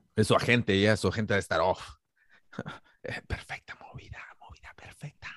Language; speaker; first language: Spanish; native; Spanish